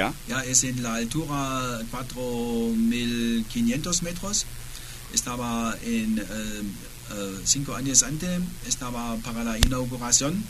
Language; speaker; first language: Spanish; non-native, learner; German